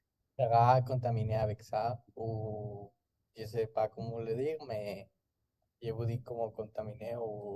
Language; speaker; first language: French; non-native, learner; Spanish